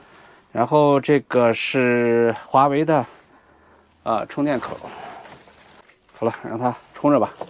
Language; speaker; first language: Chinese; native; Chinese